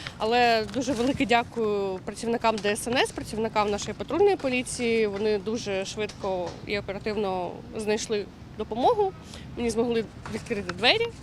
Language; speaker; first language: Ukrainian; non-native, local second language; Russian